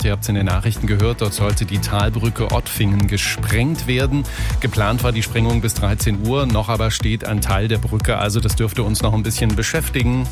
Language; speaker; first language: German; native; German